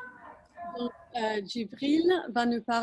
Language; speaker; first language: French; non-native, fluent; English